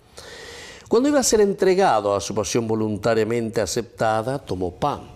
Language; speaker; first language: Spanish; native; Spanish